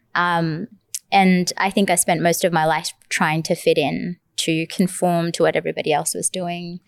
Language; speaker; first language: English; early bilingual, other home language; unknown